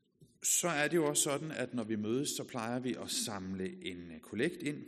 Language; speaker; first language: Danish; native; Danish